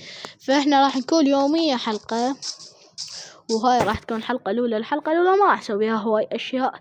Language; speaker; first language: Arabic; native; Arabic